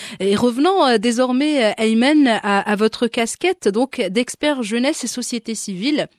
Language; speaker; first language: French; non-native, local second language; Arabic